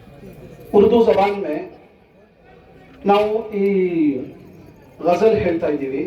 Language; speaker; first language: Kannada; non-native, fluent; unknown